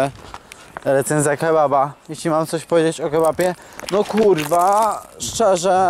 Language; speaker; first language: Polish; native; Polish